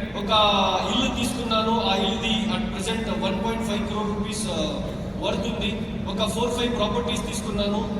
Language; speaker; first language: Telugu; non-native, local second language; Urdu